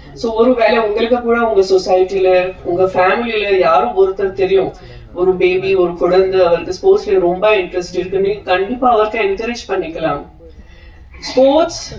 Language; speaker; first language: Tamil; non-native, fluent; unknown